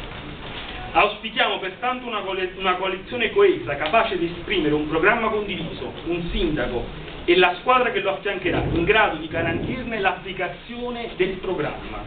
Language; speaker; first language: Italian; native; Italian